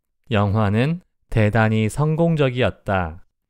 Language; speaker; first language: Korean; native; Korean